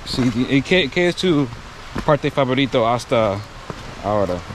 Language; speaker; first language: Spanish; non-native, learner; English